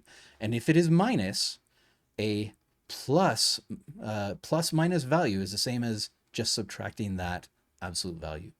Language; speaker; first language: English; native; English